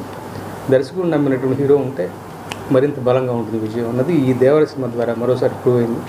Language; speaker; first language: Telugu; native; Telugu